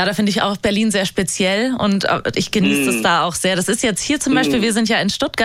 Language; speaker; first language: German; native; German